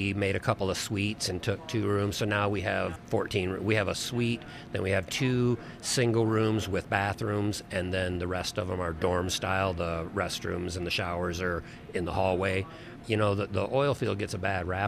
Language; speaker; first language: English; native; English